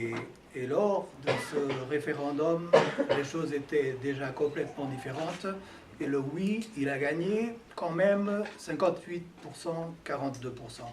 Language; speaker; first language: French; non-native, fluent; Portuguese